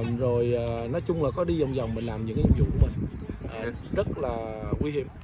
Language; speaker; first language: Vietnamese; early bilingual, heritage; Vietnamese